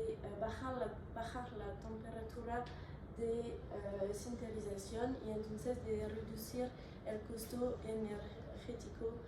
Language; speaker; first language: Spanish; non-native, learner; French